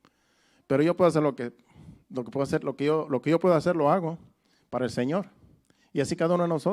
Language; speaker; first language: Spanish; native; Spanish